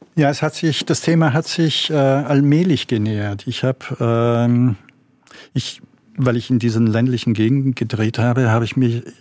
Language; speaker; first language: German; native; German